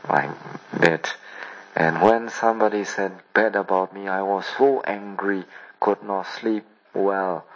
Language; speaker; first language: English; non-native, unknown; Burmese